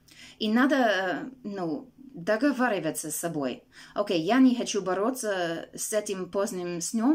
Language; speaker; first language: Russian; non-native, fluent; English